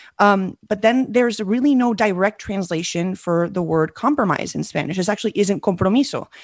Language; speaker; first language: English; early bilingual, other home language; Spanish